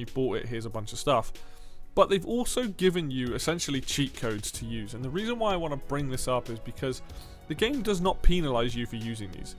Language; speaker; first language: English; native; English